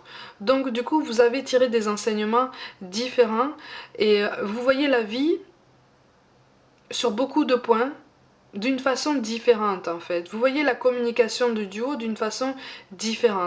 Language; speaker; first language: French; native; French